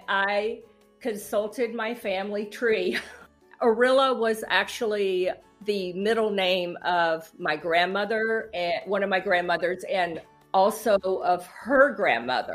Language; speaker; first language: English; native; English